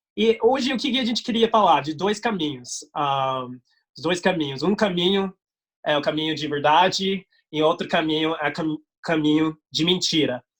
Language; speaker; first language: Portuguese; non-native, fluent; English